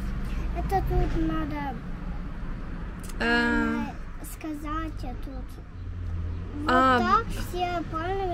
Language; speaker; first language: Russian; early bilingual, heritage; Russian